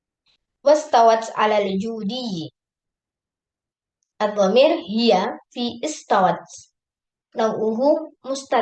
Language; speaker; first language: Arabic; non-native, learner; Indonesian